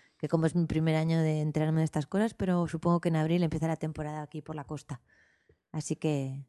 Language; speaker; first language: Spanish; native; Spanish